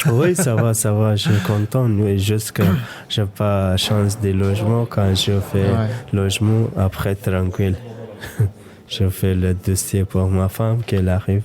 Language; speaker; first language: French; non-native, learner; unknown